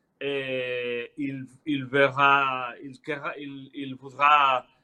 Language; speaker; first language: French; non-native, learner; Spanish